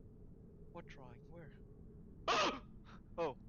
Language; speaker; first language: English; native; English